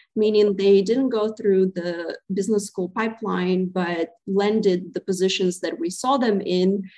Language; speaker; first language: English; non-native, fluent; Ukrainian